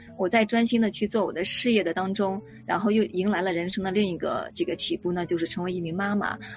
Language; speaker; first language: Chinese; native; Chinese